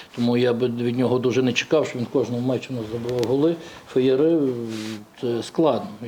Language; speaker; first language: Ukrainian; native; Ukrainian